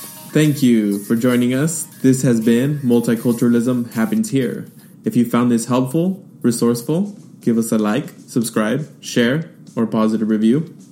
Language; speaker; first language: English; early bilingual, other home language; Spanish